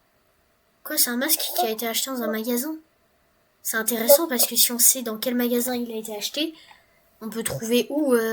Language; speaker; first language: French; native; French